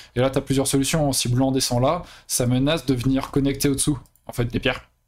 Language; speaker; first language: French; native; French